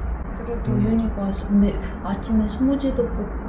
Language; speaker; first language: Korean; non-native, fluent; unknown